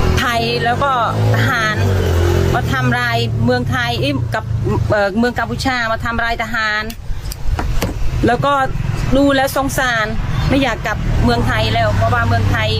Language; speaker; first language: Thai; non-native, fluent; Khmer